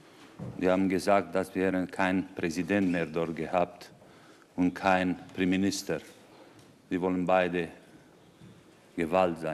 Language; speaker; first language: German; non-native, fluent; Romanian